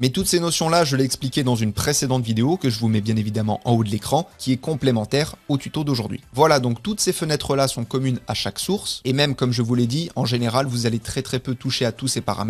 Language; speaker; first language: French; native; French